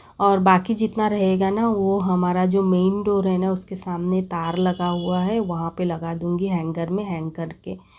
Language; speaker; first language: Hindi; non-native, local second language; Bangla